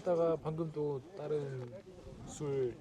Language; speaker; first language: Korean; non-native, fluent; Mongolian